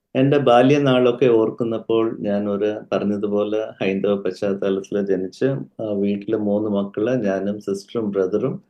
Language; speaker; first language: Malayalam; early bilingual, heritage; Malayalam